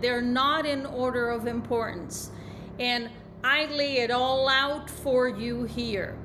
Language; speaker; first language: English; native; English